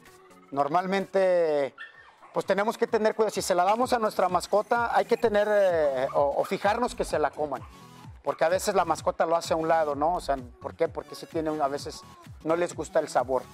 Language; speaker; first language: Spanish; native; Spanish